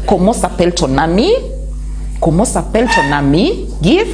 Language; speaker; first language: French; non-native, fluent; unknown